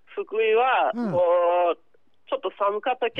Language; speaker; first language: Japanese; non-native, fluent; English